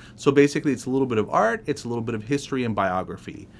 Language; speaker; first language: English; native; English